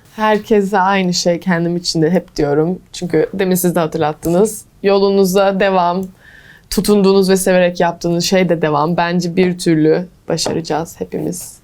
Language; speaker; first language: Turkish; early bilingual, heritage; English